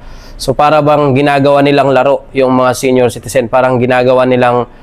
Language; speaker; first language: Filipino; native; Filipino